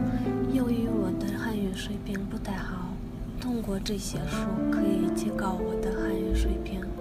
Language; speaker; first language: Chinese; non-native, learner; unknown